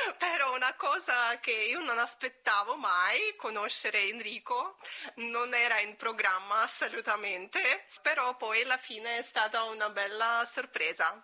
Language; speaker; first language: Italian; non-native, fluent; Latvian